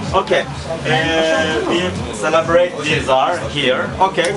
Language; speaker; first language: English; non-native, learner; Turkish